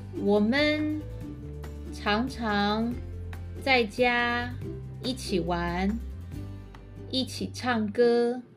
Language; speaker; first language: Chinese; early bilingual, heritage; Chinese